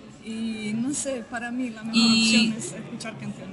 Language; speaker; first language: Spanish; non-native, learner; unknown